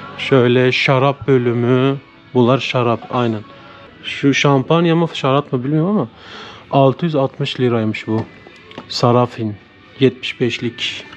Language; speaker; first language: Turkish; native; Turkish